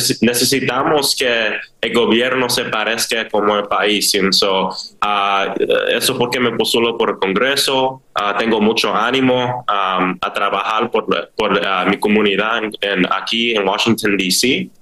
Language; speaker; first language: Spanish; early bilingual, heritage; Spanish